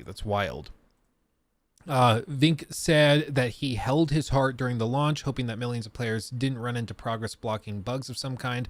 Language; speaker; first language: English; native; English